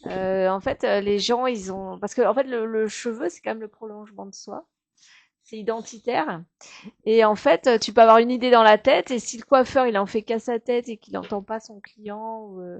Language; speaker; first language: French; native; French